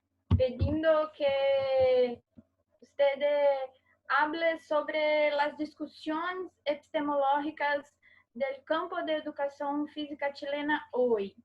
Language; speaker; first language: Spanish; non-native, learner; Portuguese